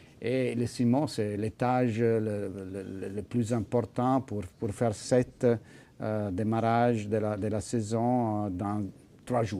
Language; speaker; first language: French; non-native, fluent; Italian